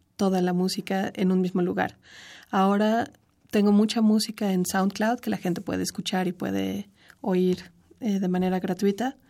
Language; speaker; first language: Spanish; native; Spanish